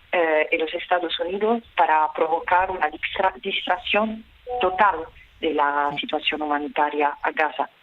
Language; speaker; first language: Spanish; non-native, fluent; Italian